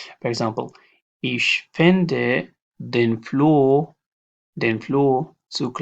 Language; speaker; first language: German; non-native, learner; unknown